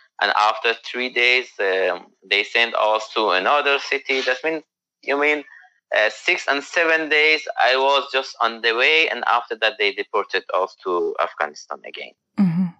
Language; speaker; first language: English; non-native, learner; Persian